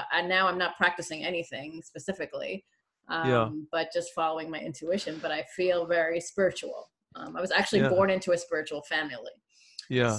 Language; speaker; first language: English; native; English